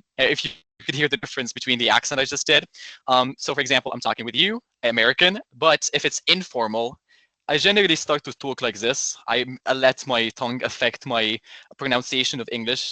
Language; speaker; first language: English; non-native, local second language; Arabic